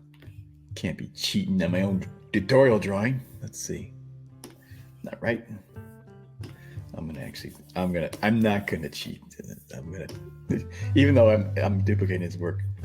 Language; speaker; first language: English; native; English